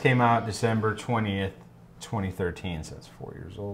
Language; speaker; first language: English; native; English